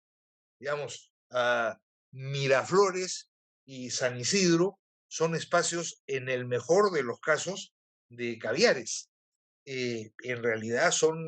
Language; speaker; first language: Spanish; native; Spanish